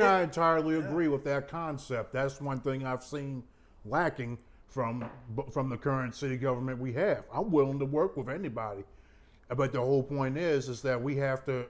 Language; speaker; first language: English; native; English